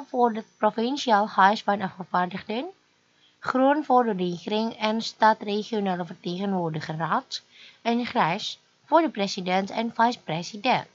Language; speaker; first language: Dutch; non-native, fluent; Indonesian